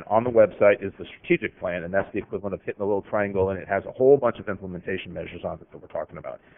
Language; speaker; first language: English; native; English